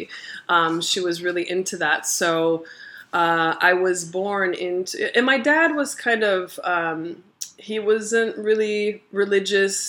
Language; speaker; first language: English; early bilingual, other home language; Portuguese